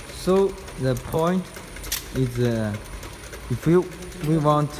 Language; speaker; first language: English; non-native, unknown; Chinese